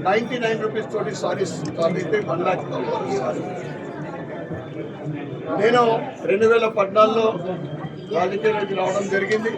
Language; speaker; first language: Telugu; native; Telugu